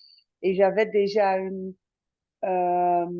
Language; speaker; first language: French; non-native, fluent; Dutch